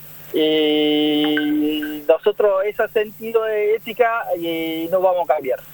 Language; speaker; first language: Spanish; non-native, learner; Bangla